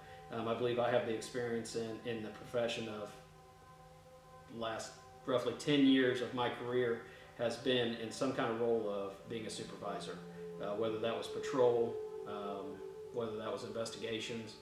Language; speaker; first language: English; native; English